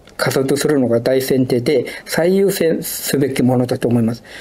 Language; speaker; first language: Japanese; non-native, fluent; Chinese